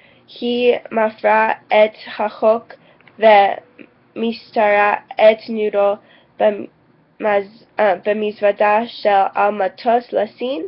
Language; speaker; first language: Hebrew; non-native, learner; English